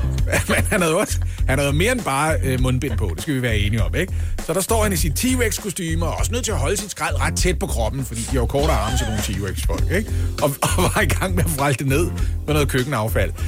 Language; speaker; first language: Danish; native; Danish